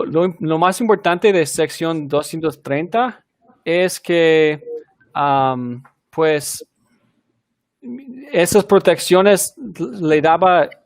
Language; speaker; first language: Spanish; non-native, fluent; English